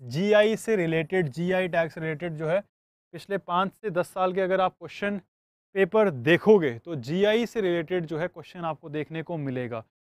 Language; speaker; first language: Hindi; native; Hindi